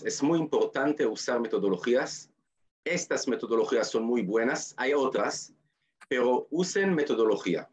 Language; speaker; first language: Spanish; non-native, fluent; Hebrew